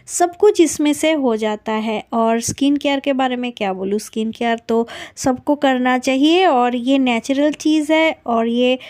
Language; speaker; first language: Hindi; non-native, local second language; Bangla